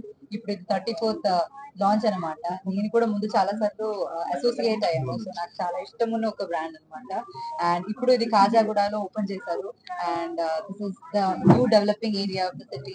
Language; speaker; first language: Telugu; non-native, local second language; Malayalam